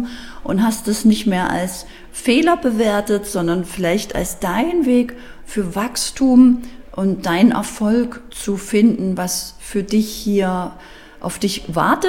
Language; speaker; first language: German; native; German